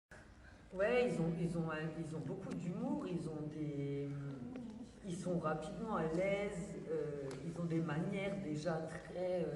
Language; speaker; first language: French; native; French